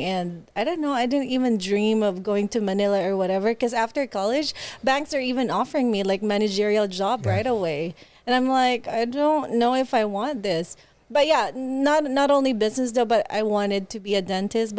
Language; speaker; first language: English; non-native, local second language; Hiligaynon